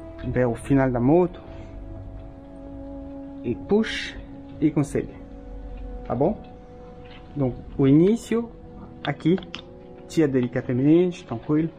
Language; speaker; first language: Portuguese; non-native, learner; French